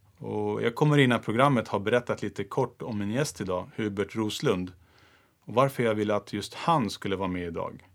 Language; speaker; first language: Swedish; early bilingual, other home language; Turoyo